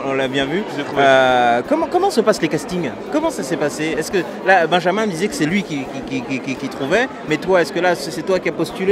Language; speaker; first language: French; native; French